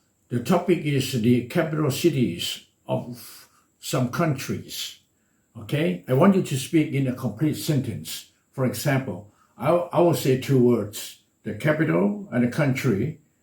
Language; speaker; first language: English; non-native, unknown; Thai